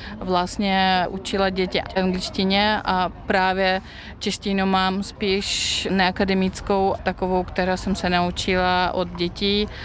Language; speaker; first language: Czech; non-native, fluent; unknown